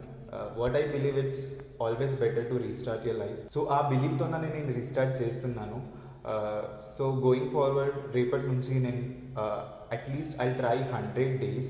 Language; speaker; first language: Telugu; early bilingual, heritage; Telugu